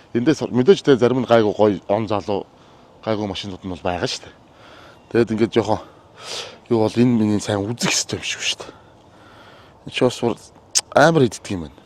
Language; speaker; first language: Mongolian; native; Mongolian